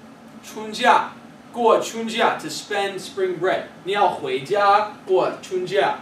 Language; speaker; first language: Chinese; non-native, fluent; English